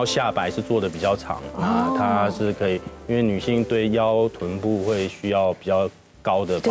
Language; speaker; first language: Chinese; native; Chinese